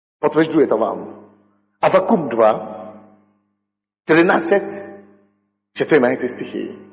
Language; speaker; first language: Russian; non-native, fluent; Yoruba